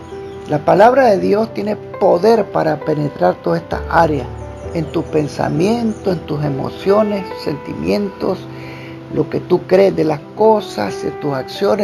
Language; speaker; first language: Spanish; native; Spanish